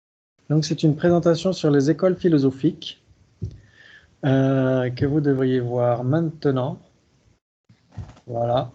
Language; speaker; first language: French; native; French